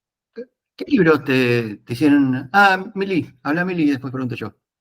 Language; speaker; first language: Spanish; native; Spanish